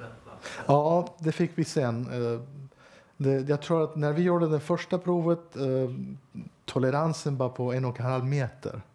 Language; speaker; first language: Swedish; non-native, fluent; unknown